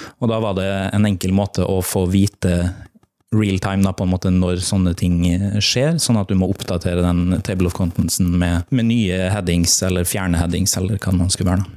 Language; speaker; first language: Norwegian; native; Norwegian